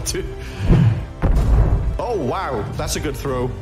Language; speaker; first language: English; native; English